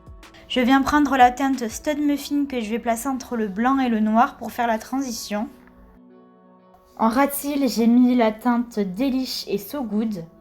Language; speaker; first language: French; native; French